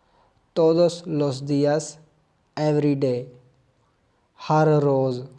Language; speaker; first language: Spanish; non-native, fluent; Urdu